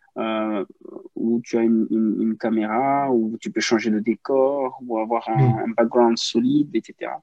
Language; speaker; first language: French; non-native, local second language; Kinyarwanda